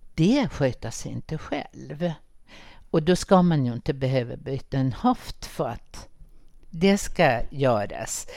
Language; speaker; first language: Swedish; native; Swedish